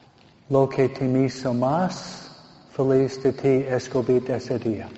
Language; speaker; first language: Spanish; non-native, fluent; English